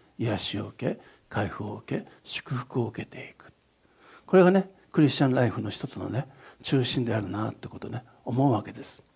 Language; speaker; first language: Japanese; native; Japanese